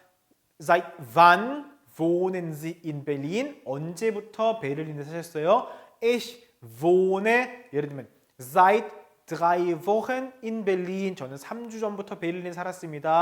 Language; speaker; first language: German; non-native, fluent; Korean